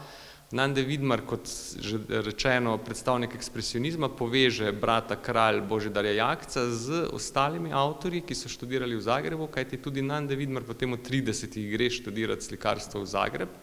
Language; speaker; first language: Slovenian; native; Slovenian